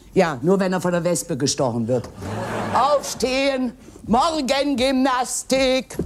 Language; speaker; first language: German; native; German